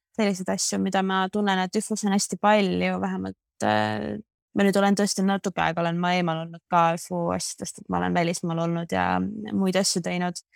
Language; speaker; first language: Estonian; native; Estonian